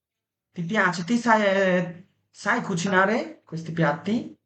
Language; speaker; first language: Italian; non-native, fluent; Bangla